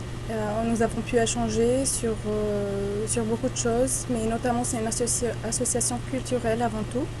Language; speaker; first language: French; early bilingual, other home language; Arabic